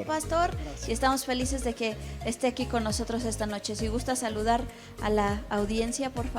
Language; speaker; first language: Spanish; native; Spanish